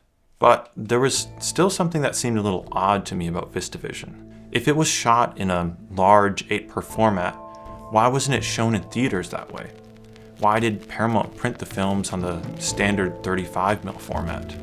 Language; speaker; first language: English; native; English